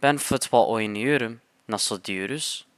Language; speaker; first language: Turkish; non-native, fluent; English